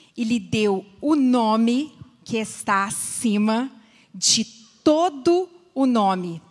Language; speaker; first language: Portuguese; native; Portuguese